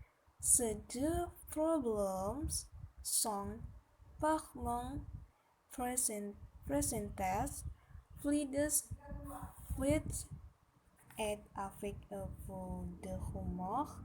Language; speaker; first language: French; non-native, learner; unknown